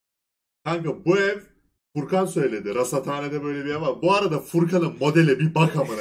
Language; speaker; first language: Turkish; native; Turkish